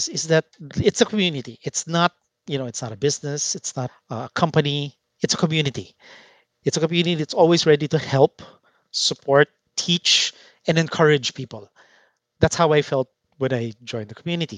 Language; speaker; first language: English; non-native, local second language; Filipino